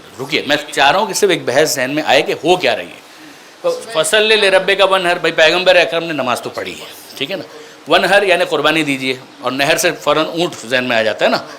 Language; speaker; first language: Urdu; non-native, local second language; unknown